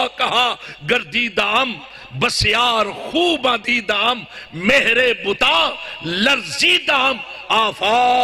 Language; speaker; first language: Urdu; non-native, local second language; Punjabi